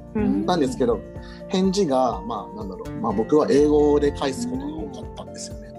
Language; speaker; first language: Japanese; early bilingual, heritage; English